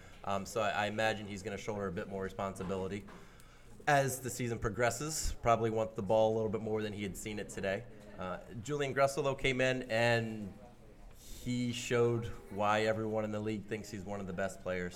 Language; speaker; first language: English; native; English